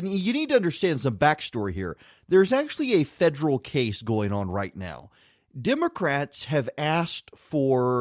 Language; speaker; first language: English; native; English